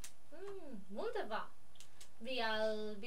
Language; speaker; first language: German; non-native, learner; Spanish